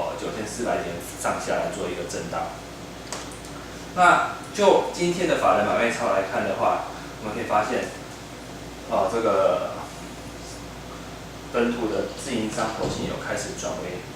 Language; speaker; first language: Chinese; native; Chinese